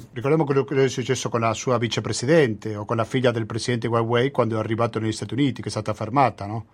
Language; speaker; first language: Italian; native; Italian